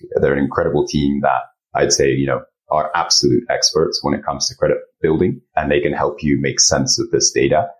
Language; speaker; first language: English; early bilingual, other home language; Japanese